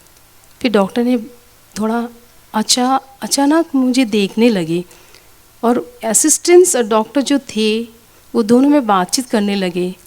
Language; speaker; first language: Hindi; non-native, local second language; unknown